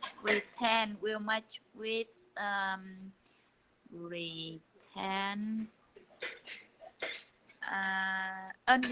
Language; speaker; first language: English; non-native, learner; Vietnamese